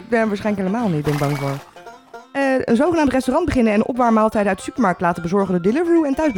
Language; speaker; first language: Dutch; native; Dutch